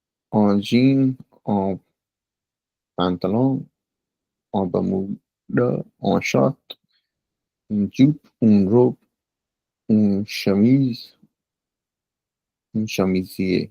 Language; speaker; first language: French; non-native, learner; Punjabi